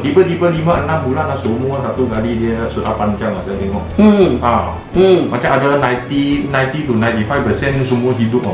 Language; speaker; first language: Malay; non-native, local second language; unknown